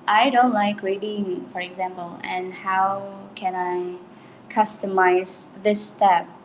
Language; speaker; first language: English; non-native, fluent; Indonesian